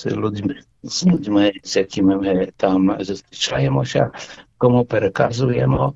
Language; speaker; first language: Ukrainian; early bilingual, heritage; Ukrainian